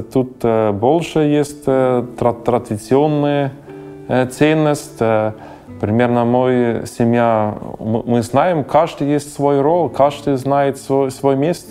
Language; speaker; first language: Russian; non-native, learner; German